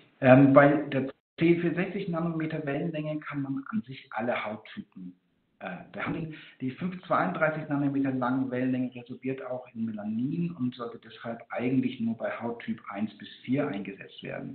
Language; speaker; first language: German; native; German